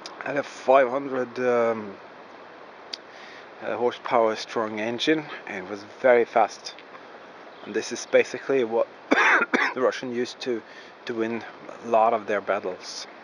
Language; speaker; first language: English; non-native, fluent; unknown